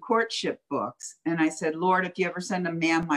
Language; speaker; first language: English; native; English